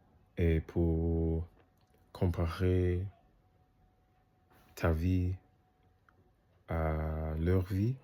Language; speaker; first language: French; non-native, learner; English